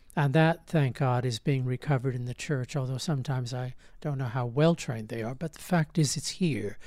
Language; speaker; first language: English; native; English